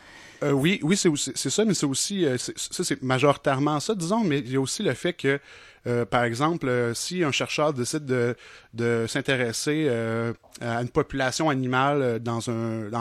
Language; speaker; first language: French; native; French